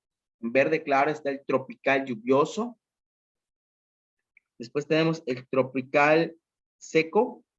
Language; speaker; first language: Spanish; native; Spanish